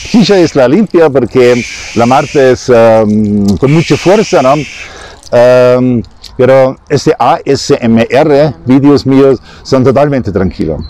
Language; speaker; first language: Spanish; non-native, learner; German